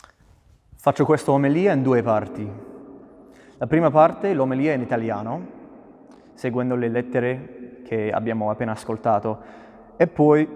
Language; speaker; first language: Italian; non-native, fluent; English